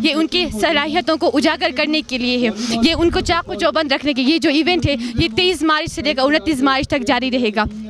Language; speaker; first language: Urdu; non-native, local second language; Khowar